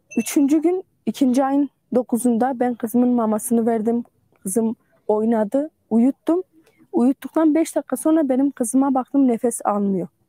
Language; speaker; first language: Turkish; native; Turkish